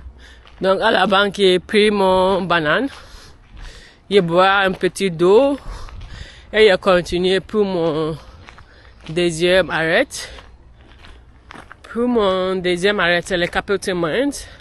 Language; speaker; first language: French; non-native, learner; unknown